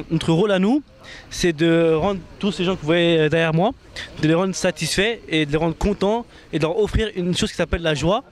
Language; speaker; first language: French; native; French